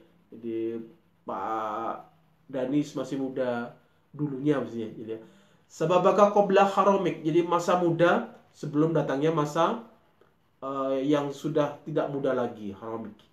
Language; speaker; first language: Indonesian; native; Indonesian